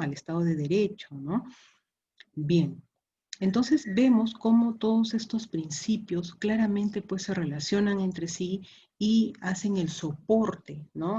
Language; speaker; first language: Spanish; native; Spanish